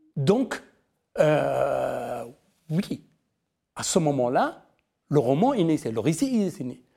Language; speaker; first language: French; non-native, fluent; Persian